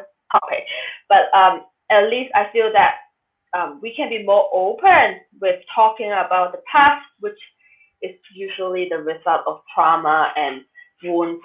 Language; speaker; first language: English; non-native, local second language; Cantonese